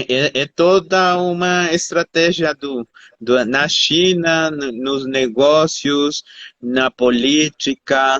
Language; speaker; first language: Portuguese; non-native, fluent; Spanish